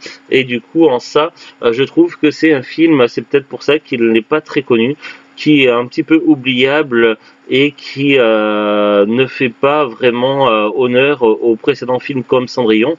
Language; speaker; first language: French; native; French